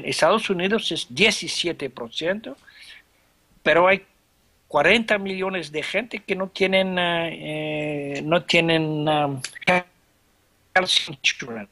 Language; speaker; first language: Spanish; non-native, fluent; French